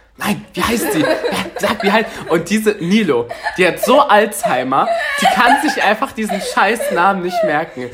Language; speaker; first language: German; native; German